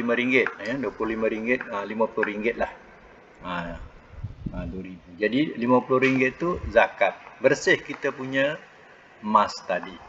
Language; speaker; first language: Malay; native; Malay